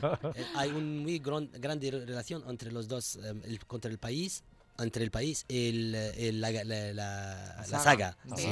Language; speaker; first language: Spanish; non-native, fluent; Arabic